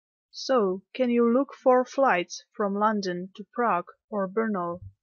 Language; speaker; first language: English; non-native, fluent; Czech